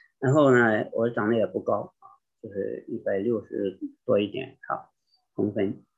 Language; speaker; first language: Chinese; native; Chinese